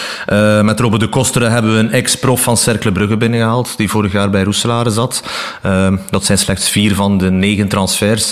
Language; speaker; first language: Dutch; native; Dutch